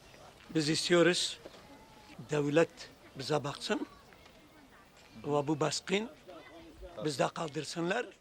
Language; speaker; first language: Turkish; non-native, local second language; Turoyo